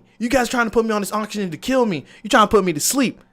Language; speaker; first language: English; native; English